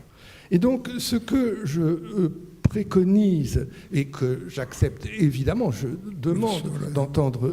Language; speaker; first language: French; native; French